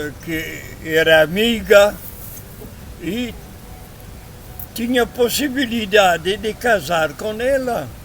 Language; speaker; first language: Portuguese; non-native, learner; Spanish